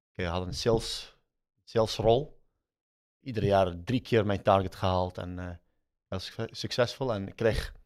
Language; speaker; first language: Dutch; early bilingual, other home language; Arabic